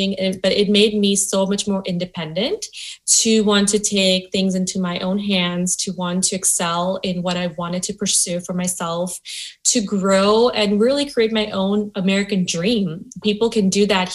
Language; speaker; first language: English; non-native, local second language; Gujarati